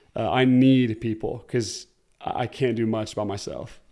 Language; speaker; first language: English; native; English